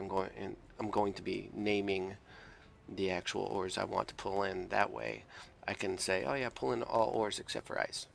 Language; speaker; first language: English; native; English